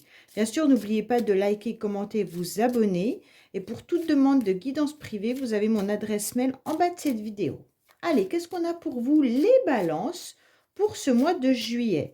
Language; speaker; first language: French; native; French